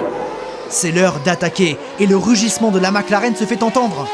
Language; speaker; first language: French; native; French